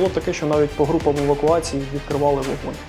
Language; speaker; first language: Ukrainian; non-native, local second language; Russian